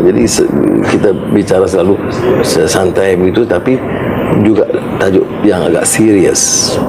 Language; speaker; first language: Malay; native; Malay